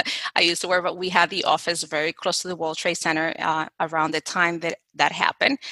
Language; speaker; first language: English; non-native, fluent; Spanish